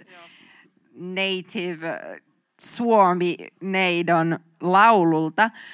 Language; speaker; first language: Finnish; native; Finnish